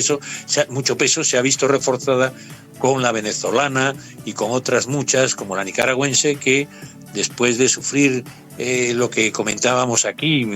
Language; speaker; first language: Spanish; native; Spanish